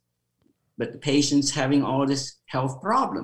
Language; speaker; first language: English; non-native, fluent; Khmer